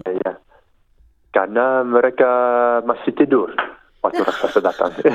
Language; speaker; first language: Indonesian; non-native, learner; English